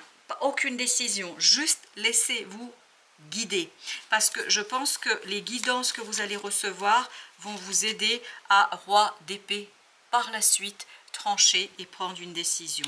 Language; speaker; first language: French; native; French